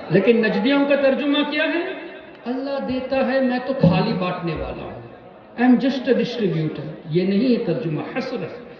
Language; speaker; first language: Urdu; non-native, local second language; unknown